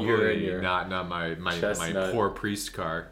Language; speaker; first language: English; native; English